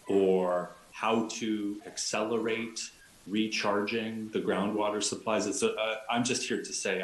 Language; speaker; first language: English; native; English